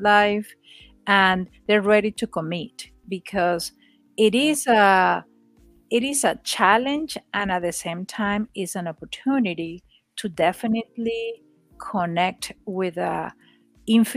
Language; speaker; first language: English; non-native, fluent; Spanish